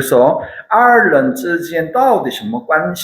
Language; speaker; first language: Chinese; non-native, fluent; Korean